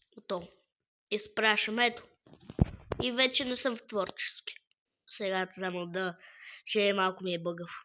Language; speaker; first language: Bulgarian; native; Bulgarian